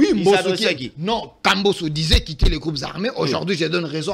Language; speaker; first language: French; non-native, local second language; Lingala